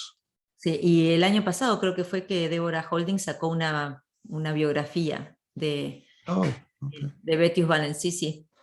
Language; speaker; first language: Spanish; native; Spanish